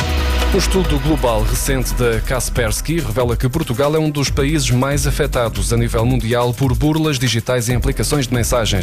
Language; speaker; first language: Portuguese; native; Portuguese